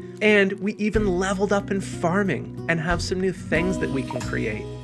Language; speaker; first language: English; native; English